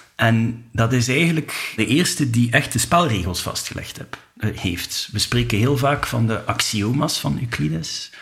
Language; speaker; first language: Dutch; native; Dutch